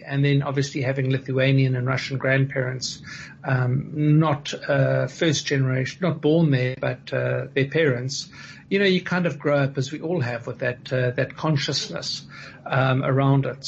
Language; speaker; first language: English; native; English